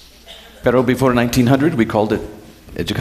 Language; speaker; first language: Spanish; non-native, learner; English